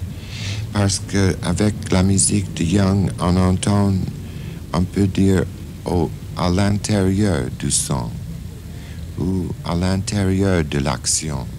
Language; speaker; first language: French; non-native, fluent; English